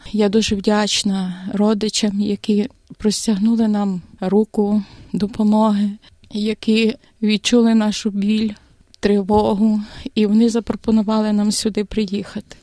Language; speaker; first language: Ukrainian; native; Ukrainian